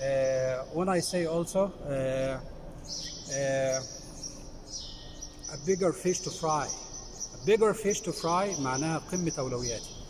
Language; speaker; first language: English; non-native, fluent; Arabic